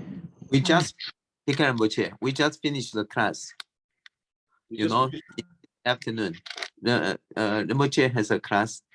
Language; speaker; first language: English; non-native, fluent; Chinese